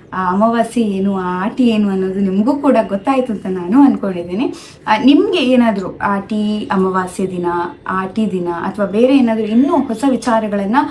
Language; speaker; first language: Kannada; non-native, local second language; Tulu